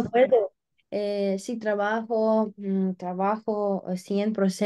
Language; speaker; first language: Spanish; non-native, learner; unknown